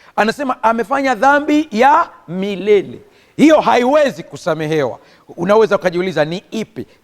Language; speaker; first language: Swahili; native; Swahili